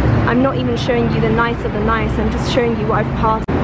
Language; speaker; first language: English; early bilingual, other home language; Persian